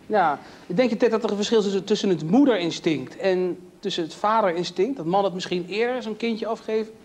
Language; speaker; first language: Dutch; native; Dutch